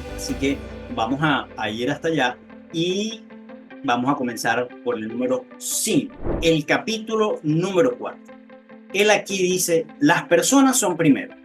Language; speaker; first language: Spanish; native; Spanish